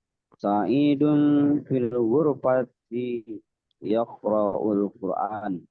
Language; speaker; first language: Arabic; non-native, learner; Indonesian